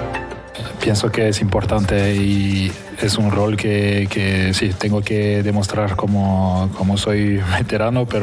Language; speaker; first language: Spanish; non-native, fluent; French